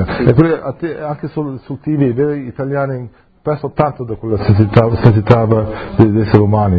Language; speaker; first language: Italian; early bilingual, heritage; English